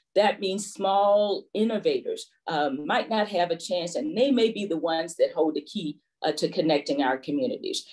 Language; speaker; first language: English; native; English